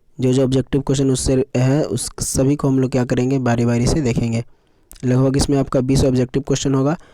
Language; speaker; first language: Hindi; native; Hindi